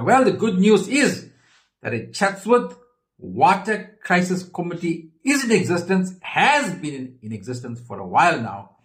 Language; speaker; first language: English; native; English